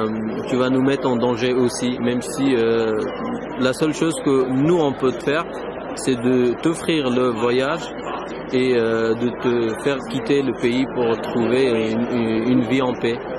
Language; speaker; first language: French; non-native, fluent; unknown